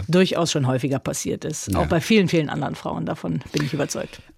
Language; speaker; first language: German; native; German